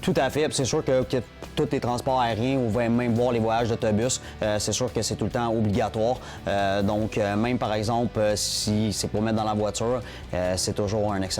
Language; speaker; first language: French; native; French